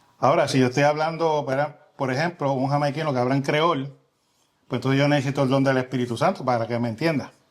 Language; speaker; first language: Spanish; native; Spanish